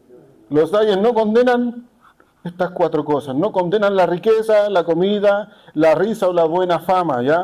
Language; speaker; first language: Spanish; native; Spanish